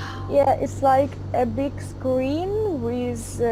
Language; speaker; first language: English; non-native, learner; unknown